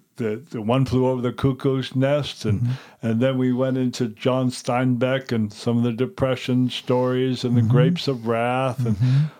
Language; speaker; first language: English; native; English